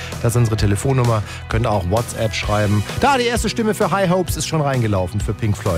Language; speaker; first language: German; native; German